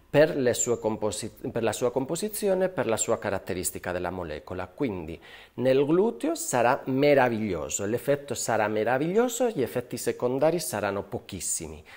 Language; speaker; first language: Italian; non-native, fluent; Spanish